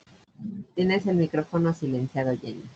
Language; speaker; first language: Spanish; native; Spanish